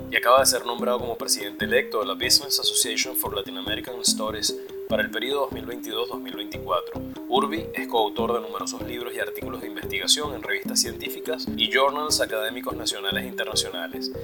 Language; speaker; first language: Spanish; native; Spanish